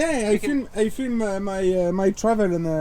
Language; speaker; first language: English; non-native, fluent; French